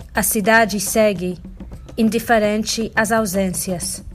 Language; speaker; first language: Portuguese; non-native, fluent; English